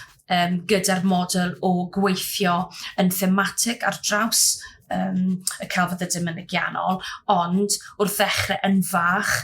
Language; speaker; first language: Welsh; native; Welsh